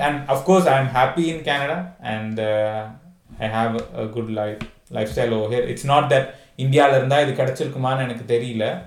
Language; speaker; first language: English; non-native, local second language; Tamil